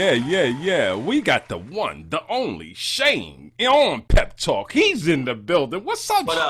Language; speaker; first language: English; native; English